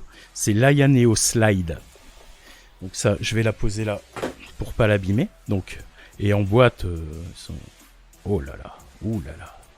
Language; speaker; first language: French; native; French